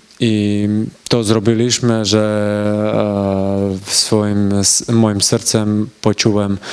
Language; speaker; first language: Polish; non-native, learner; Croatian